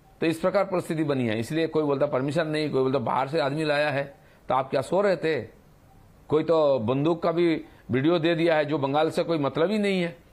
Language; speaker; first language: Hindi; non-native, local second language; Bangla